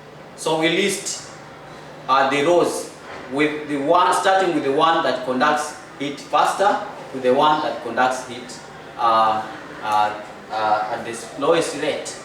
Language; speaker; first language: English; non-native, local second language; Swahili